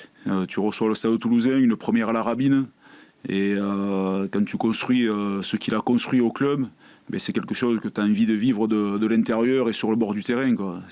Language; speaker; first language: French; native; French